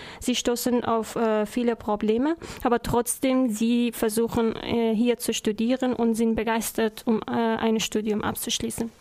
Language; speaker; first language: German; non-native, learner; Persian